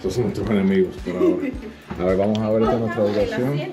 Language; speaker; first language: Spanish; native; Spanish